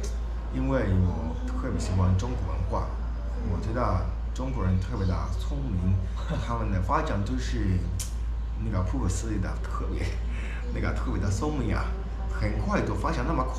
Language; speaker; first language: Chinese; non-native, fluent; Spanish